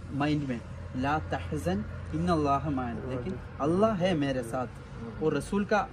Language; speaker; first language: Hindi; non-native, local second language; Malayalam